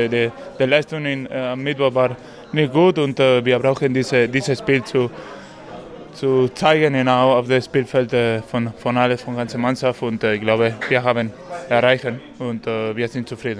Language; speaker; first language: German; non-native, learner; Spanish